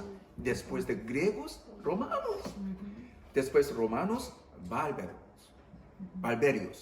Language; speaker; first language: Spanish; non-native, fluent; English